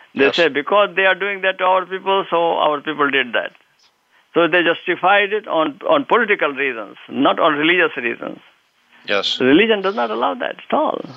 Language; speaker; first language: English; non-native, local second language; Urdu